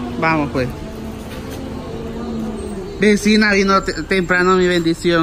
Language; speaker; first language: Spanish; native; Spanish